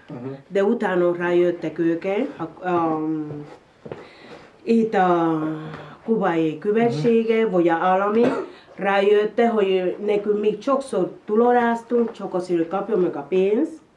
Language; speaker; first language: Hungarian; non-native, learner; Spanish